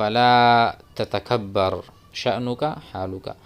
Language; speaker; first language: Arabic; non-native, fluent; Urdu